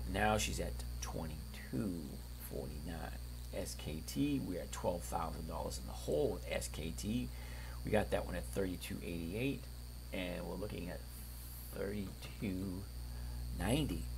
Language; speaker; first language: English; native; English